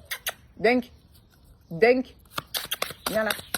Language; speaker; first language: French; native; French